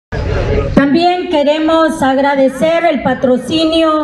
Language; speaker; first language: Spanish; native; Spanish